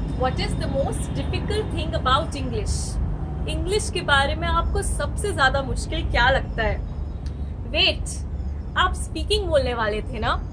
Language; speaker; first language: Hindi; native; Hindi